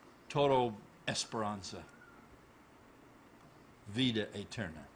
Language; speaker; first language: Spanish; non-native, learner; English